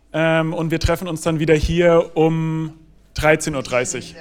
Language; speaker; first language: German; native; German